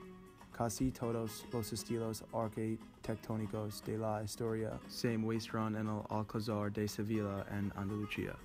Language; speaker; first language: Spanish; non-native, learner; English